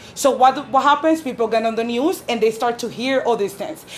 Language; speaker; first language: English; native; English